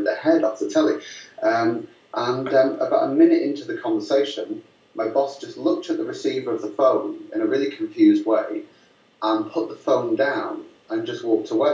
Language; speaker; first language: English; native; English